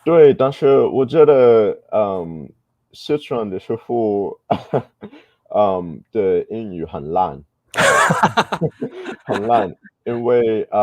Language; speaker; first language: Chinese; non-native, learner; English